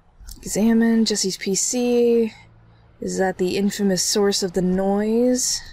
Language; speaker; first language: English; native; English